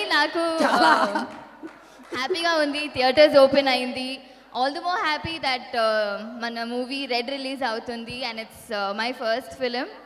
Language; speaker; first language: Telugu; non-native, local second language; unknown